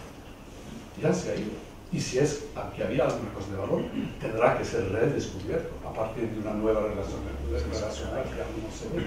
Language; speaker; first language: Spanish; non-native, fluent; English